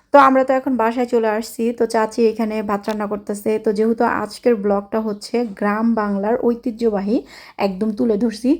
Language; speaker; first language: Bangla; native; Bangla